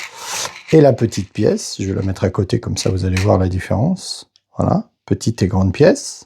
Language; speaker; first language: French; native; French